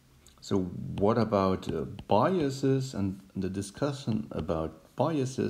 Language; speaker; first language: English; non-native, fluent; German